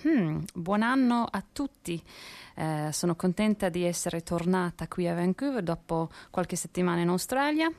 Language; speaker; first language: Italian; non-native, fluent; English